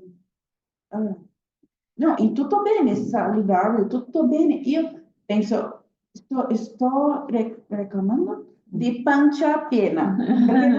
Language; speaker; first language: Italian; non-native, learner; Portuguese